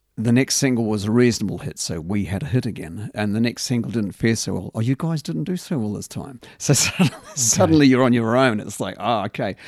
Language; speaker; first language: English; native; English